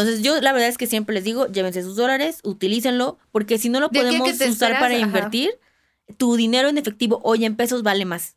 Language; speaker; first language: Spanish; native; Spanish